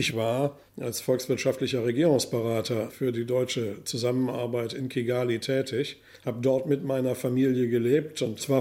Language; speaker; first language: German; native; German